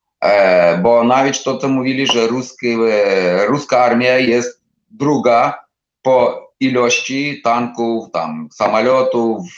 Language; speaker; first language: Polish; non-native, learner; Ukrainian